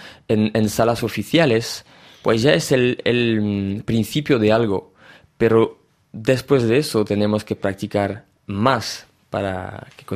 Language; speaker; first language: Spanish; early bilingual, heritage; French